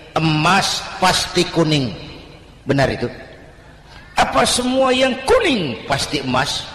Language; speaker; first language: Indonesian; native; Indonesian